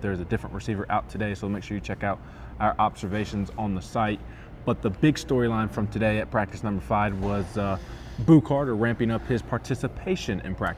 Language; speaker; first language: English; native; English